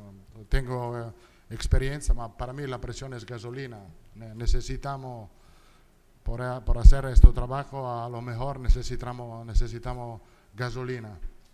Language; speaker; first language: Spanish; non-native, learner; Italian